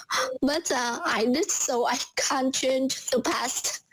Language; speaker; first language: English; non-native, learner; Vietnamese